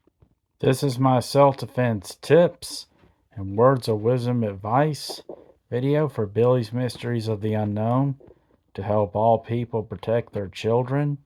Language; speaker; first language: English; native; English